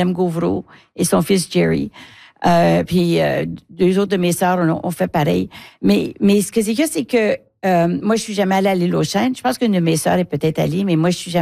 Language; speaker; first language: French; native; French